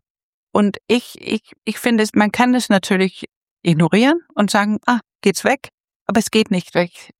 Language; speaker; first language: German; non-native, fluent; Danish